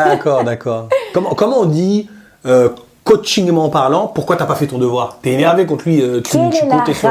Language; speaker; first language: French; native; French